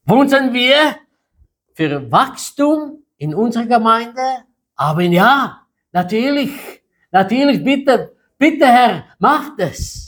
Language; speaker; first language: German; non-native, fluent; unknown